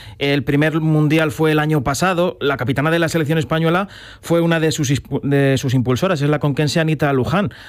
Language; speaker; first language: Spanish; native; Spanish